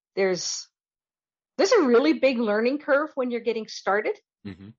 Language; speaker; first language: English; native; English